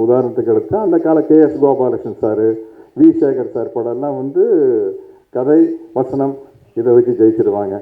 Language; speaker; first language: Tamil; native; Tamil